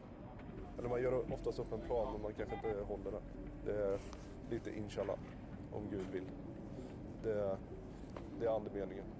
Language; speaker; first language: Swedish; native; Swedish